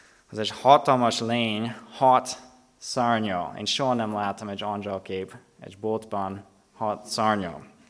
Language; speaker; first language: Hungarian; non-native, fluent; English